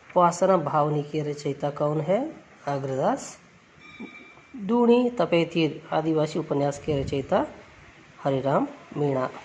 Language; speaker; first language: Hindi; non-native, local second language; Kannada